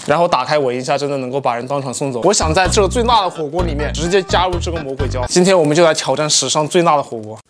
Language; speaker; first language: Chinese; non-native, fluent; Korean